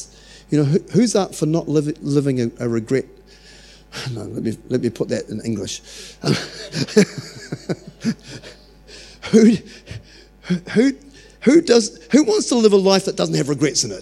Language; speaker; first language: English; native; English